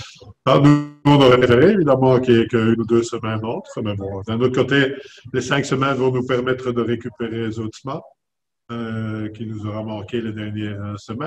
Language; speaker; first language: French; native; French